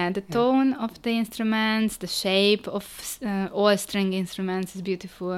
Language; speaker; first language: English; non-native, fluent; Hungarian